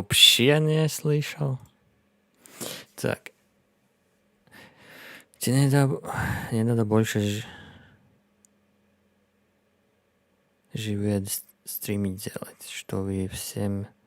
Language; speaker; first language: Russian; non-native, learner; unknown